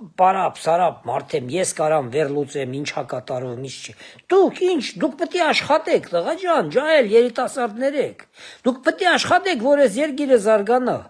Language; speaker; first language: Armenian; native; Armenian